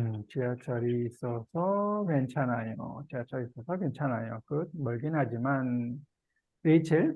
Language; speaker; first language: Korean; native; Korean